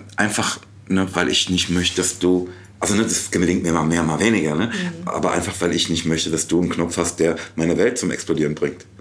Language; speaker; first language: German; native; German